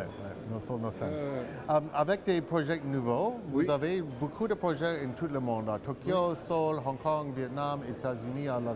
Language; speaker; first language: French; non-native, learner; English